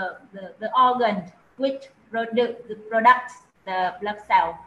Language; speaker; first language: English; non-native, learner; Vietnamese